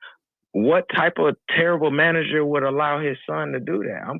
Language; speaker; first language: English; native; English